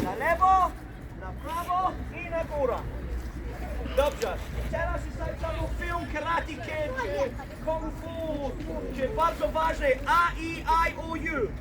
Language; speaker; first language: Polish; non-native, learner; English